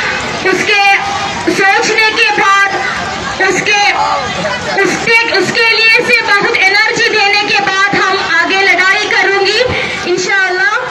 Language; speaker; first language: Hindi; non-native, local second language; Malayalam